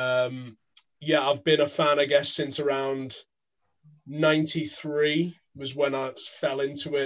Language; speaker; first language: English; native; English